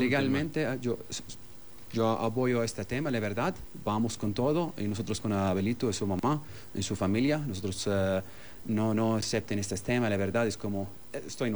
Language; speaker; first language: Spanish; non-native, learner; Arabic